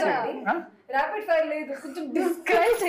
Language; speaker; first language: Telugu; non-native, fluent; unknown